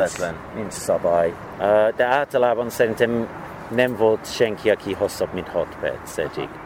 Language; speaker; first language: Hungarian; non-native, learner; English